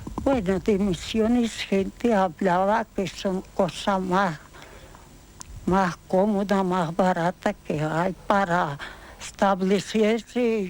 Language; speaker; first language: Spanish; non-native, learner; Ukrainian